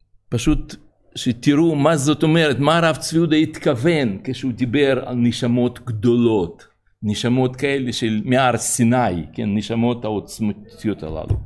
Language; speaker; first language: Hebrew; non-native, fluent; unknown